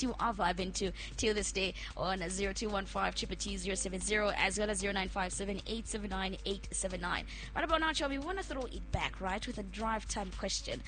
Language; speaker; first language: English; non-native, local second language; Bemba